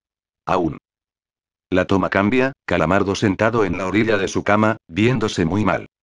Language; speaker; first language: Spanish; native; Spanish